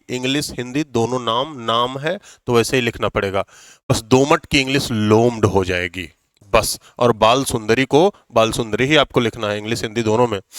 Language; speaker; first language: Hindi; native; Hindi